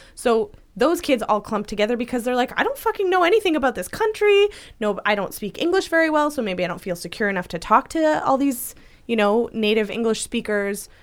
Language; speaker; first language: English; native; English